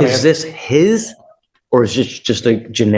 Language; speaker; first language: English; native; English